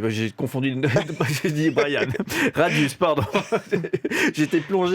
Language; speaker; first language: French; native; French